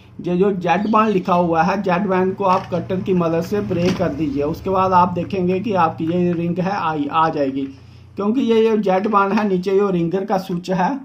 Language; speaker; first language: Hindi; non-native, local second language; Dogri